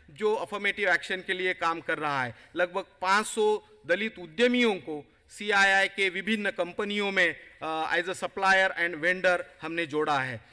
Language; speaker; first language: Hindi; non-native, local second language; Marathi